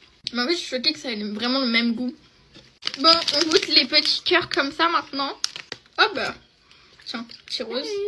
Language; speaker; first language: French; native; French